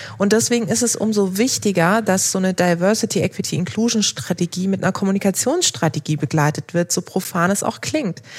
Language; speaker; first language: German; early bilingual, other home language; Turkish